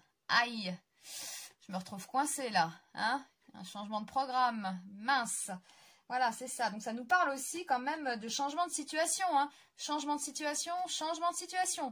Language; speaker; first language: French; native; French